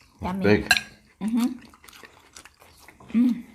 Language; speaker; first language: English; non-native, learner; Thai